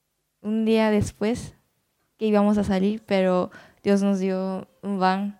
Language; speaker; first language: Spanish; non-native, learner; Japanese